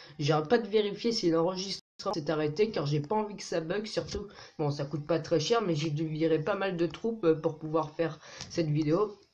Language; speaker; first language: French; native; French